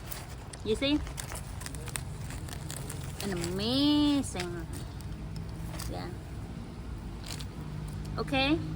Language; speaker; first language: English; non-native, learner; Khmer